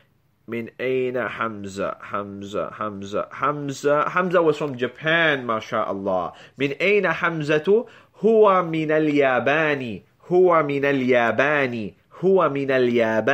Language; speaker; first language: Arabic; non-native, fluent; English